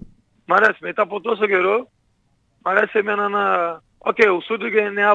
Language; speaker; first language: Greek; non-native, learner; Portuguese